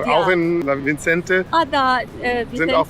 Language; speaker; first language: German; native; German